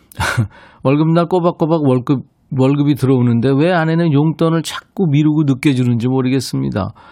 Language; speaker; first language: Korean; native; Korean